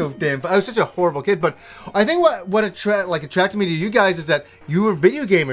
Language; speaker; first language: English; native; English